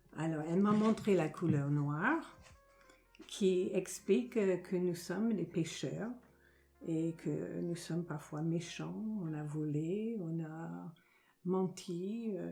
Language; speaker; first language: French; non-native, fluent; English